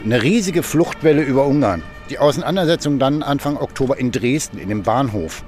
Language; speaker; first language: German; native; German